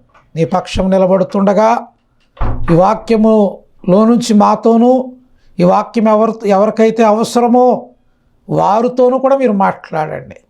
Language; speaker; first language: Telugu; native; Telugu